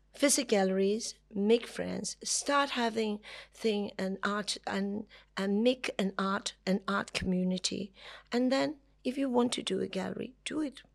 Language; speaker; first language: English; non-native, local second language; Cantonese